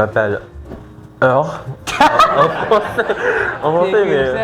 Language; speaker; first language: French; non-native, learner; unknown